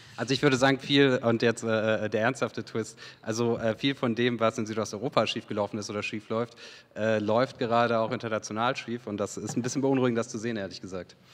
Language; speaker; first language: German; early bilingual, other home language; Serbian